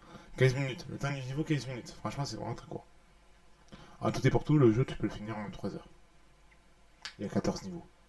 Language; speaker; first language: French; native; French